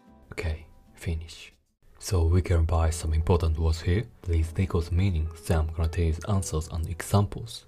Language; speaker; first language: English; non-native, fluent; Japanese